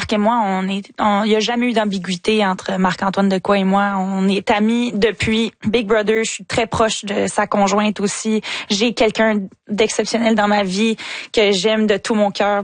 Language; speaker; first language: French; native; French